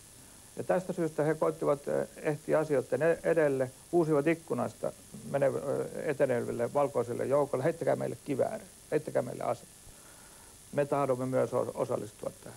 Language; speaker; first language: Finnish; native; Finnish